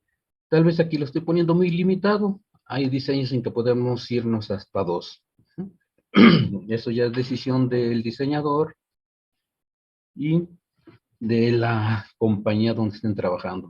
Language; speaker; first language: Spanish; native; Spanish